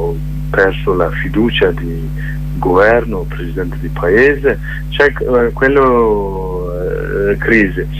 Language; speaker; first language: Italian; non-native, learner; Kurdish